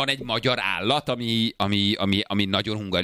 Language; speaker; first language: Hungarian; native; Hungarian